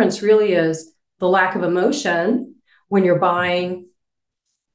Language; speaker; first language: English; native; English